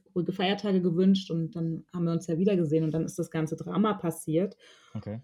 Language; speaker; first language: German; native; German